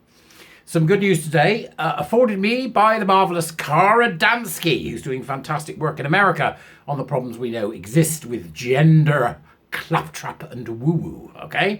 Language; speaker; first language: English; native; English